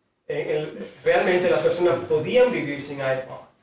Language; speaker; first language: Spanish; native; Spanish